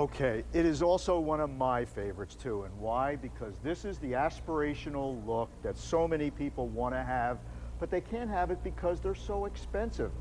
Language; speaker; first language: English; native; English